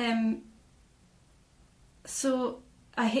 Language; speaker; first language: English; native; English